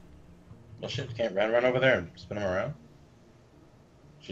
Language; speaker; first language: English; native; English